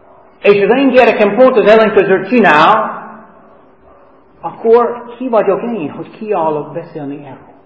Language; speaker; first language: Hungarian; non-native, fluent; English